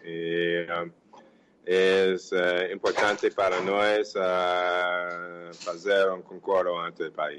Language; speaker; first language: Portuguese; non-native, fluent; English